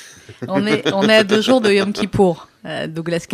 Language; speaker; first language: French; native; French